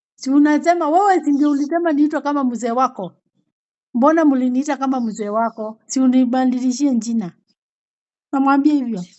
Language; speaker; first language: Swahili; native; Swahili